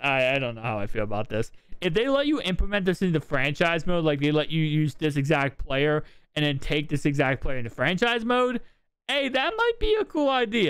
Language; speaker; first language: English; native; English